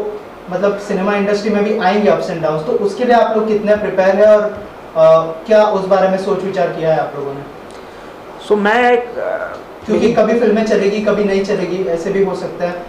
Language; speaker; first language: Hindi; native; Hindi